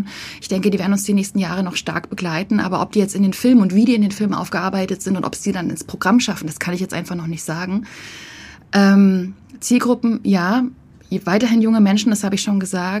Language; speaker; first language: German; native; German